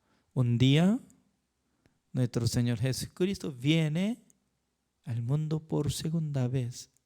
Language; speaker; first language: Spanish; non-native, learner; Korean